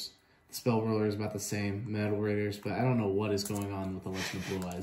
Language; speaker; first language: English; native; English